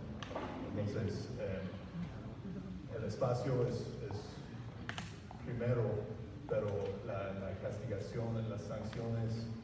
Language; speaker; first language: Spanish; non-native, fluent; English